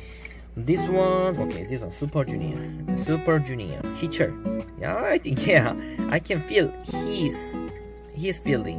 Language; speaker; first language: English; non-native, learner; Korean